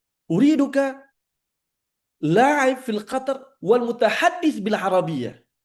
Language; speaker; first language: Arabic; non-native, fluent; Indonesian